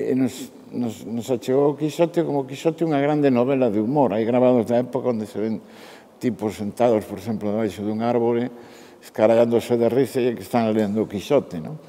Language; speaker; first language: Galician; non-native, local second language; Spanish